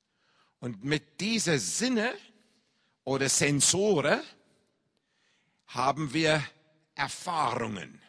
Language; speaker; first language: German; non-native, fluent; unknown